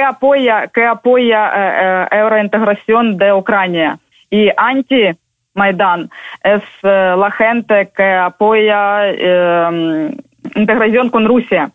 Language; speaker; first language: Spanish; non-native, fluent; Ukrainian